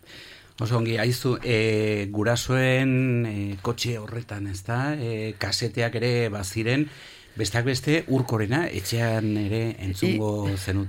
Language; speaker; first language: Basque; native; Basque